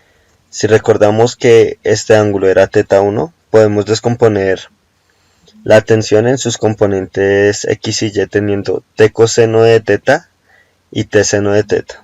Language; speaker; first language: Spanish; native; Spanish